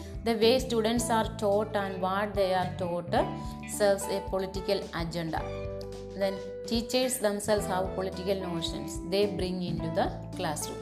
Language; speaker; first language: English; non-native, local second language; Malayalam